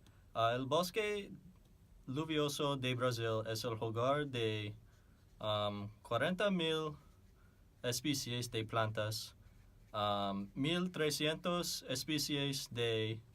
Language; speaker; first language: Spanish; non-native, learner; English